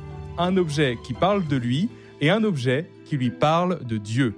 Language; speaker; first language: French; native; French